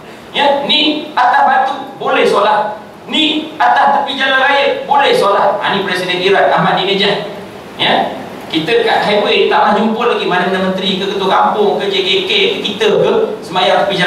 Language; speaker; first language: Malay; native; Malay